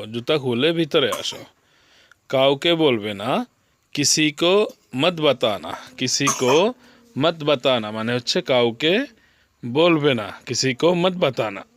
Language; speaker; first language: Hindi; non-native, learner; Bangla